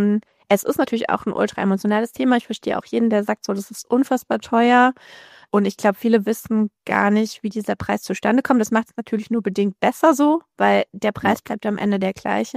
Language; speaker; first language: German; native; German